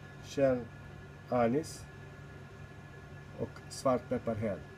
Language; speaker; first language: Swedish; non-native, learner; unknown